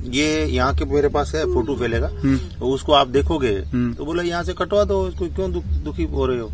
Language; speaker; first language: Hindi; native; Hindi